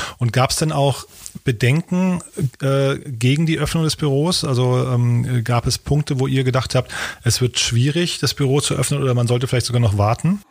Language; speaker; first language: German; native; German